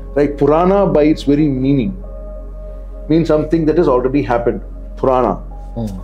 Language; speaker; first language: English; non-native, local second language; Telugu